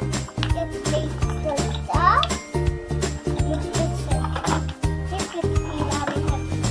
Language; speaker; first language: German; early bilingual, other home language; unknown